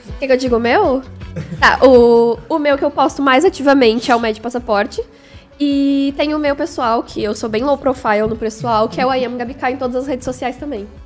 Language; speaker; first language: Portuguese; native; Portuguese